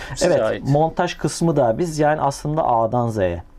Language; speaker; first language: Turkish; native; Turkish